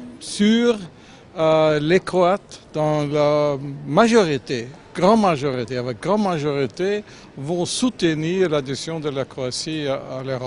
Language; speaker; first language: French; non-native, fluent; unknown